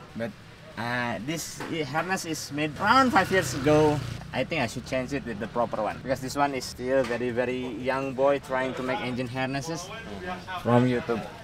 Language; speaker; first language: English; non-native, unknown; Indonesian